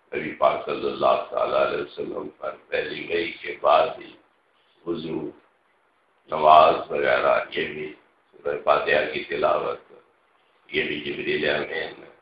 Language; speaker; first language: Urdu; non-native, local second language; Punjabi